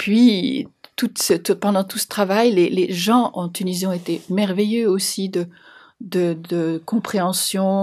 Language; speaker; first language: French; native; French